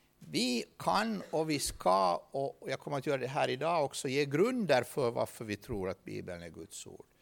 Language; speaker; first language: Swedish; native; Swedish